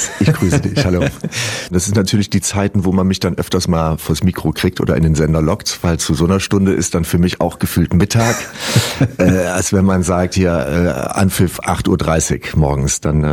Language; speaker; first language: German; native; German